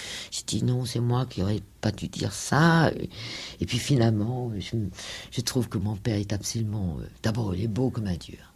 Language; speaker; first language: French; non-native, fluent; Danish